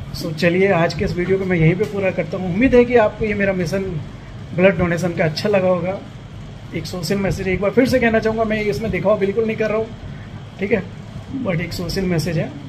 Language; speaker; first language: Hindi; non-native, local second language; Gujarati